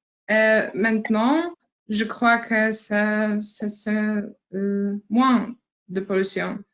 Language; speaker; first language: French; non-native, learner; Polish